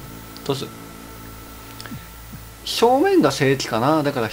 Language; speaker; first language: Japanese; native; Japanese